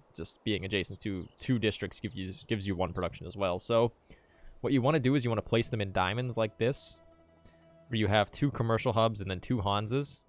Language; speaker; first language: English; native; English